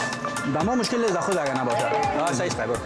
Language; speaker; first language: Persian; native; Persian